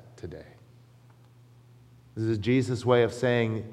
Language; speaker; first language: English; native; English